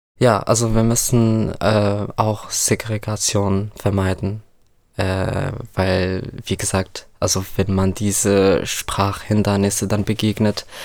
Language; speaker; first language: German; non-native, fluent; Arabic